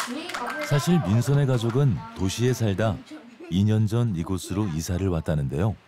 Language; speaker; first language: Korean; native; Korean